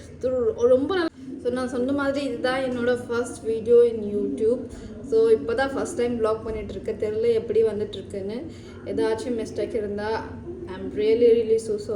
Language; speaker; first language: Tamil; early bilingual, heritage; Tamil